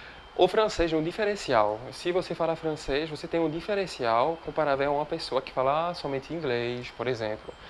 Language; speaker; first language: Portuguese; non-native, fluent; French